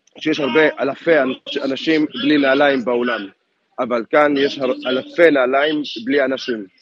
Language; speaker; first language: Hebrew; non-native, local second language; Arabic